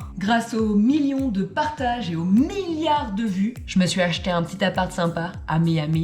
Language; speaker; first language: French; native; French